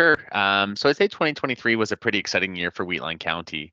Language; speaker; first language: English; native; English